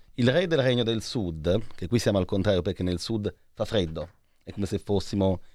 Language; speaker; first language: Italian; native; Italian